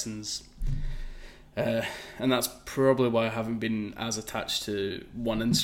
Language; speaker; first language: English; native; English